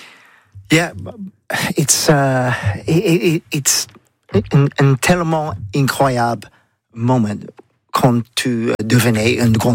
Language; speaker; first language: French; non-native, learner; English